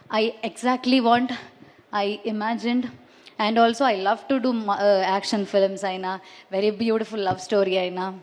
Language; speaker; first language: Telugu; non-native, learner; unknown